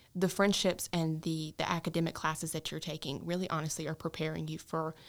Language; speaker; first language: English; native; English